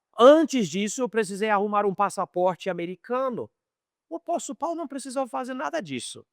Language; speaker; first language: Portuguese; non-native, fluent; English